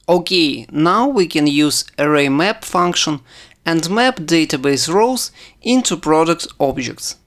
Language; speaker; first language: English; non-native, fluent; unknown